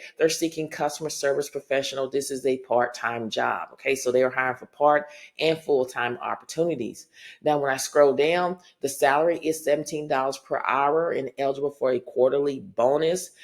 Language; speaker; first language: English; native; English